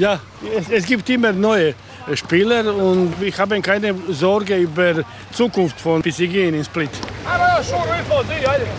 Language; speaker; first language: German; non-native, learner; Croatian